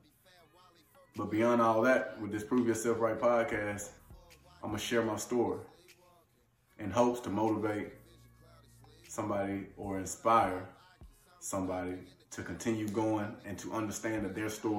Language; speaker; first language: English; native; English